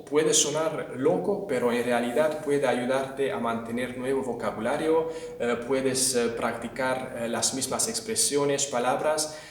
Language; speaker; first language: Spanish; non-native, fluent; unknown